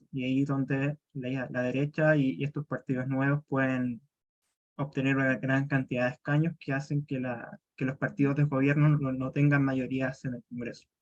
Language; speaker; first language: Spanish; native; Spanish